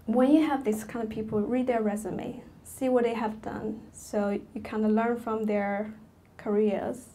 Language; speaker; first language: English; non-native, fluent; Chinese